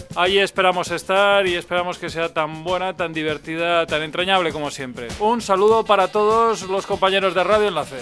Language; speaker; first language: Spanish; native; Spanish